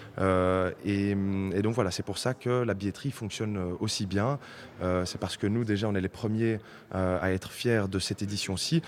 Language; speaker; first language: French; native; French